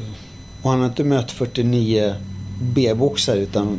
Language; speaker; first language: Swedish; early bilingual, other home language; Arabic